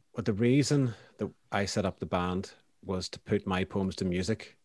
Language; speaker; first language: English; native; English